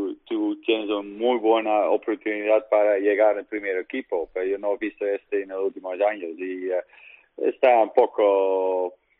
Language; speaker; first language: Spanish; non-native, learner; Dutch